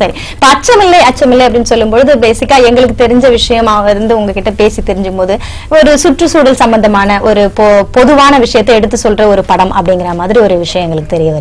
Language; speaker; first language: Tamil; native; Tamil